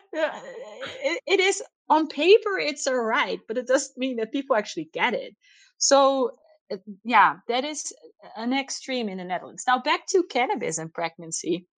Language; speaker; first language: English; non-native, fluent; Dutch